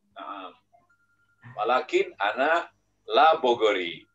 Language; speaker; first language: Arabic; non-native, learner; Indonesian